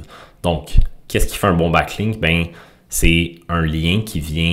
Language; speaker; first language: French; native; French